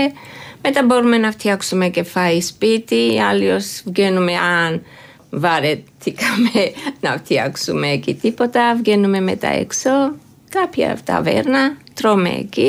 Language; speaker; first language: Greek; non-native, fluent; Georgian